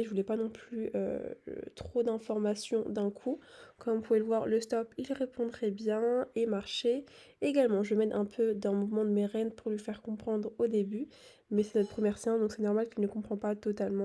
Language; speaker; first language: French; native; French